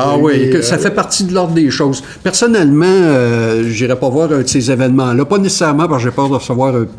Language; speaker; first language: French; native; French